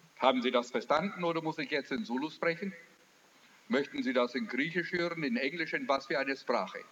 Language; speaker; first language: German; early bilingual, heritage; German